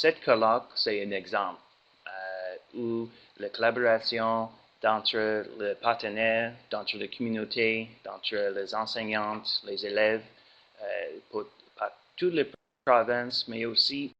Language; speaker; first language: French; non-native, learner; English